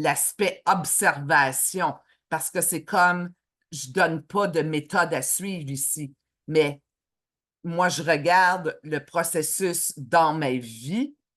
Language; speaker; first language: French; native; French